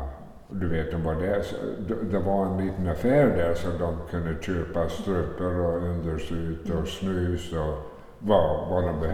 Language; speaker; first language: Swedish; early bilingual, heritage; Swedish